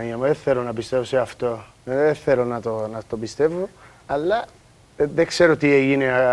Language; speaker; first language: Greek; non-native, learner; Portuguese